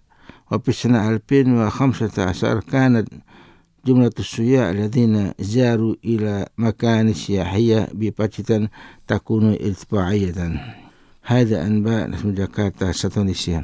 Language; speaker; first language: Arabic; non-native, fluent; Indonesian